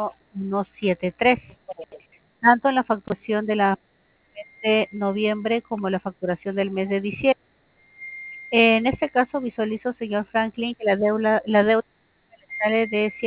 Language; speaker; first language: Spanish; native; Spanish